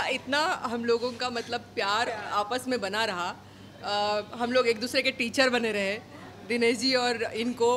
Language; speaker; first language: Hindi; native; Hindi